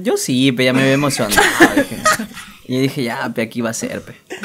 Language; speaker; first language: Spanish; native; Spanish